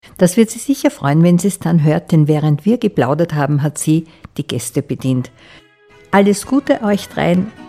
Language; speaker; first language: German; native; German